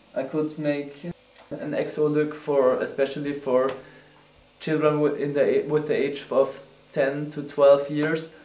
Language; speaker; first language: English; non-native, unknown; German